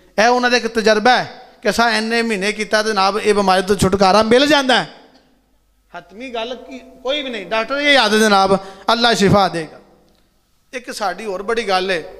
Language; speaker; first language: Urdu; non-native, local second language; Punjabi